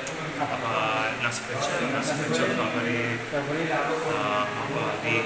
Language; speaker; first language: Indonesian; non-native, learner; Bosnian